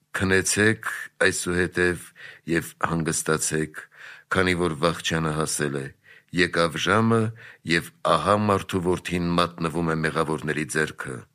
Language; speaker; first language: Armenian; native; Armenian